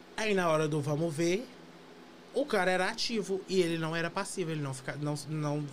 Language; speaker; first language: Portuguese; native; Portuguese